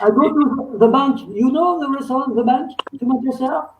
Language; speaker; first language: English; non-native, learner; French